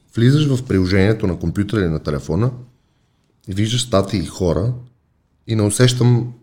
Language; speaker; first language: Bulgarian; native; Bulgarian